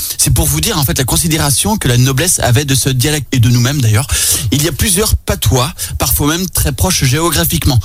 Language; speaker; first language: French; native; French